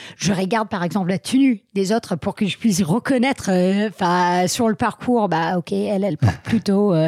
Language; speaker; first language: French; non-native, fluent; English